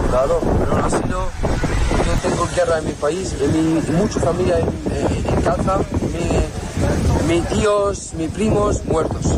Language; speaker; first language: Spanish; non-native, learner; Arabic